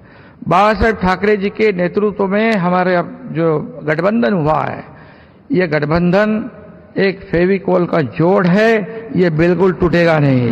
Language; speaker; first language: Hindi; non-native, local second language; Marathi